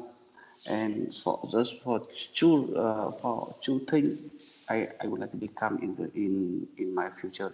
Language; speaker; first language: English; non-native, learner; Vietnamese